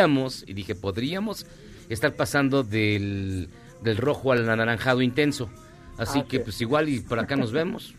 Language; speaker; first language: Spanish; native; Spanish